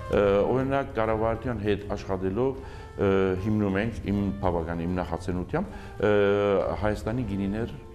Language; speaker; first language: Armenian; early bilingual, heritage; Armenian